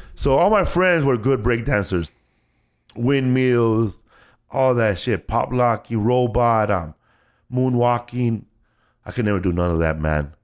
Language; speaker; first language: English; native; English